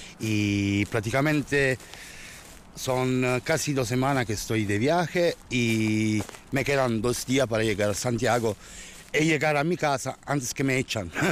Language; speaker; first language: Spanish; non-native, fluent; Italian